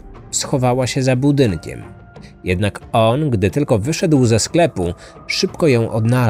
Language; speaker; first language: Polish; native; Polish